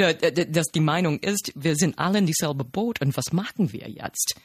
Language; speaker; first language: German; non-native, fluent; English